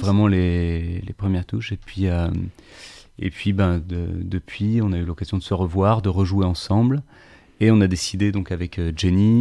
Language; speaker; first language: French; native; French